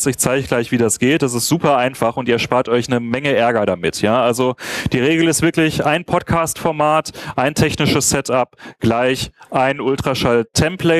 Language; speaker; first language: German; native; German